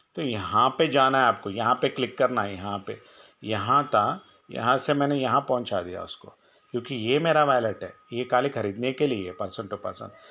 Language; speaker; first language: Hindi; non-native, local second language; Telugu